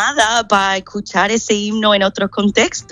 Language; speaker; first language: Spanish; non-native, fluent; English